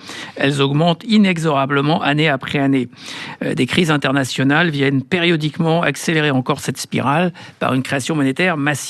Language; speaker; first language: French; native; French